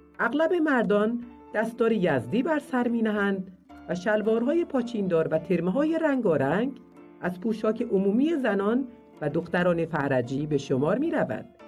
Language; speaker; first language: Persian; native; Persian